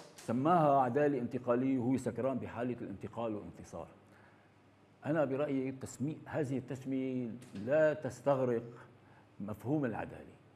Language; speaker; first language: Arabic; native; Arabic